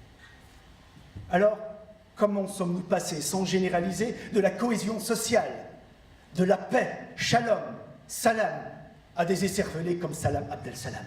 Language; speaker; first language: French; early bilingual, other home language; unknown